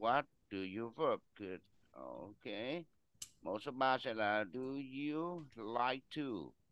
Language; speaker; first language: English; non-native, fluent; Vietnamese